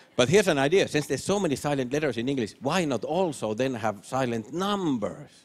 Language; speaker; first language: English; non-native, fluent; Finnish